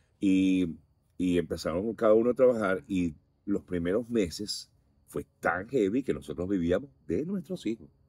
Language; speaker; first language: Spanish; native; Spanish